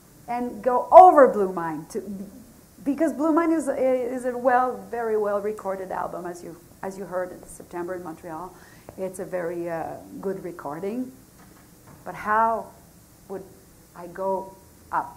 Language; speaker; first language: English; non-native, fluent; French